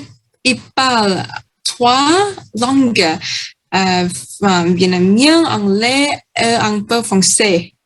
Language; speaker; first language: French; non-native, learner; Vietnamese